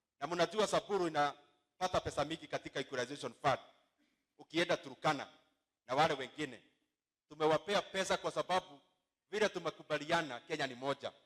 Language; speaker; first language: Swahili; non-native, local second language; Kikuyu